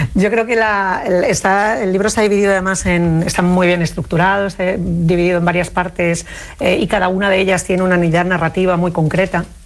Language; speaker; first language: Spanish; native; Spanish